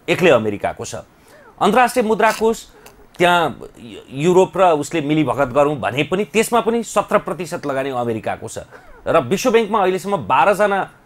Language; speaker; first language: Nepali; native; Nepali